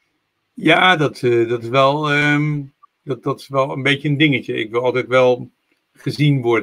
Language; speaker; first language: Dutch; native; Dutch